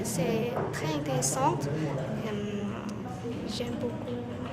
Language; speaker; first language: French; non-native, learner; Vietnamese